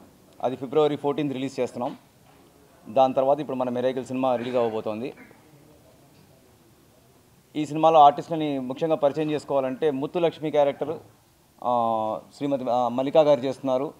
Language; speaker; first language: Telugu; native; Telugu